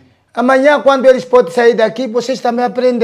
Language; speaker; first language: Portuguese; non-native, local second language; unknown